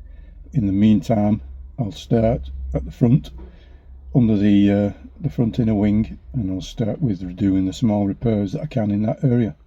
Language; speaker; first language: English; native; English